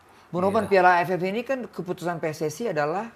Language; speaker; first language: Indonesian; native; Indonesian